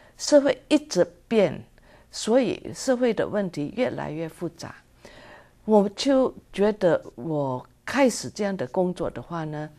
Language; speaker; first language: Chinese; non-native, local second language; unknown